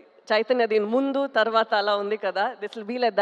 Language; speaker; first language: Telugu; non-native, local second language; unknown